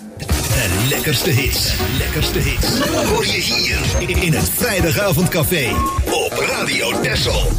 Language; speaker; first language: Dutch; native; Dutch